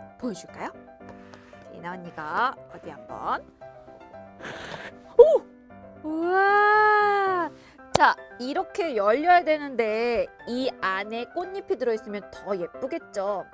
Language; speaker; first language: Korean; native; Korean